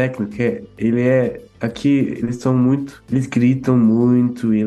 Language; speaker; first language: Portuguese; early bilingual, heritage; Portuguese